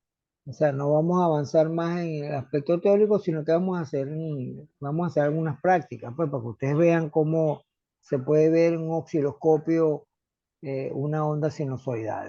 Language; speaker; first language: Spanish; native; Spanish